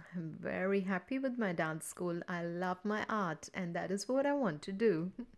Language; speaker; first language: English; non-native, local second language; Tamil